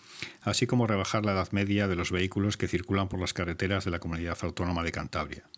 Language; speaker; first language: Spanish; native; Spanish